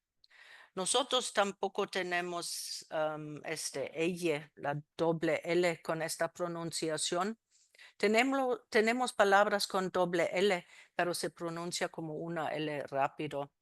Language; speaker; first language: Spanish; non-native, fluent; German